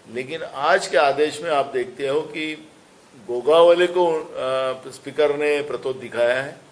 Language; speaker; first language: Hindi; non-native, local second language; Marathi